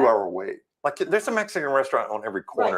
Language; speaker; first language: English; native; English